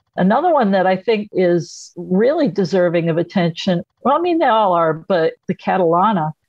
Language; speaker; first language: English; native; English